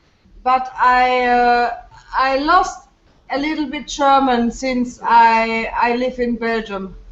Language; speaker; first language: English; non-native, learner; French